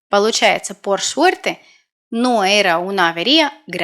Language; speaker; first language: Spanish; non-native, fluent; Russian